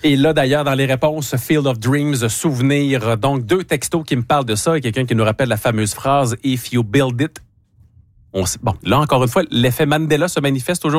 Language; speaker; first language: French; native; French